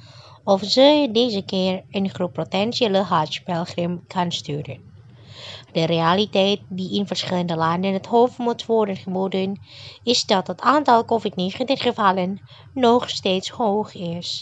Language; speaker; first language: Dutch; non-native, fluent; Indonesian